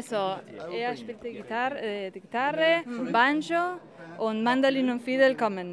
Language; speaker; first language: German; non-native, learner; Spanish